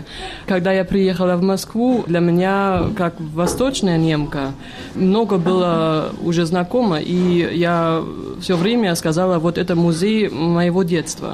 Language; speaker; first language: Russian; non-native, fluent; German